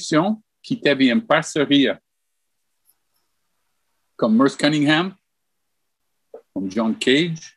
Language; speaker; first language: Portuguese; non-native, fluent; English